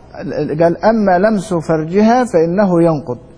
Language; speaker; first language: Arabic; native; Arabic